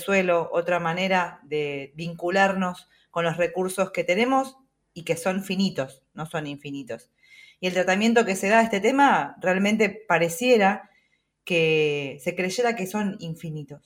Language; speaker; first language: Spanish; native; Spanish